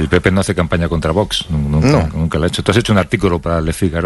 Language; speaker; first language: Spanish; native; Spanish